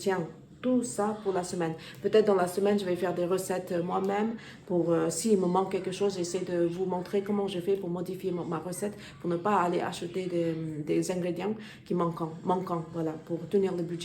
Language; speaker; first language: French; non-native, learner; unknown